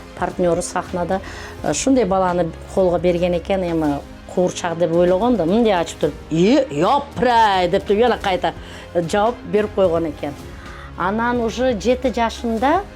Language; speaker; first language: Kyrgyz; non-native, local second language; Uzbek